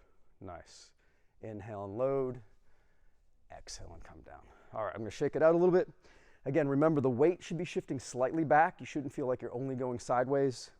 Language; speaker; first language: English; native; English